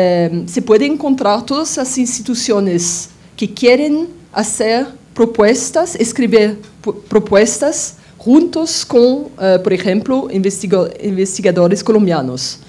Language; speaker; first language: Spanish; non-native, fluent; French